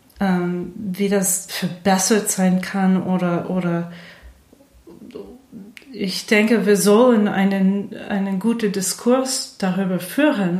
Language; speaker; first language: German; non-native, fluent; English